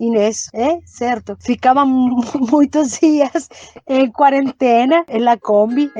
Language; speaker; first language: Portuguese; non-native, learner; Spanish